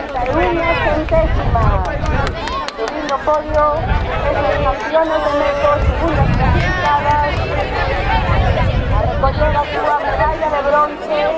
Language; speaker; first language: Spanish; non-native, local second language; Galician